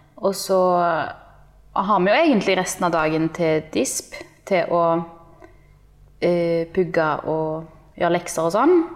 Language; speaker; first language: Norwegian; native; Norwegian